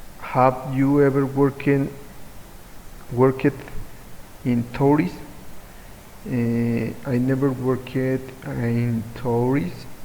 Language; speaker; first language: English; non-native, learner; Spanish